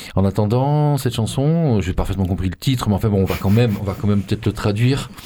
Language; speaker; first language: French; native; French